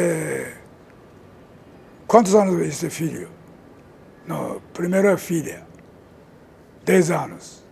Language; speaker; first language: Portuguese; non-native, learner; Japanese